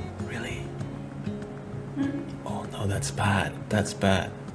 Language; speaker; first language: English; non-native, fluent; Indonesian